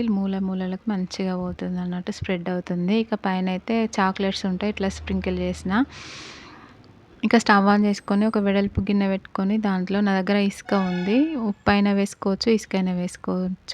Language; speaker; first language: Telugu; native; Telugu